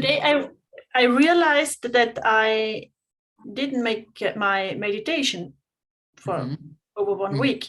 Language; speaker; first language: English; non-native, fluent; German